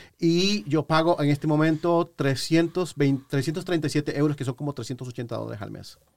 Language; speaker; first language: Spanish; native; Spanish